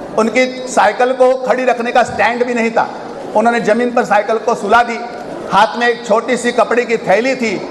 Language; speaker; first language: Hindi; non-native, local second language; Marathi